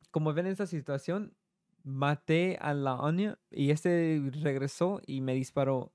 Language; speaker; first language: Spanish; early bilingual, heritage; Spanish